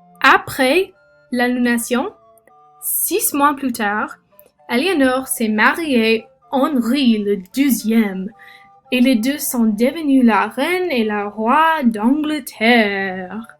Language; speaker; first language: French; non-native, learner; English